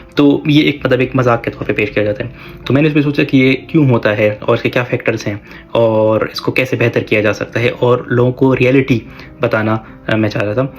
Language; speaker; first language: Urdu; native; Urdu